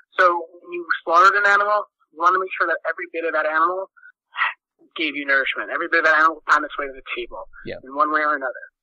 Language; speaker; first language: English; native; English